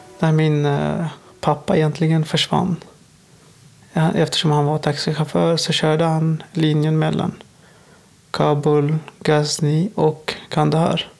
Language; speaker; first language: Swedish; non-native, fluent; Persian